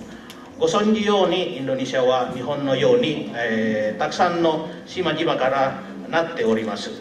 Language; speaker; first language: Japanese; non-native, learner; Indonesian